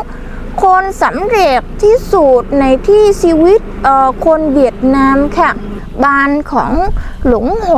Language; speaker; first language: Thai; non-native, learner; Vietnamese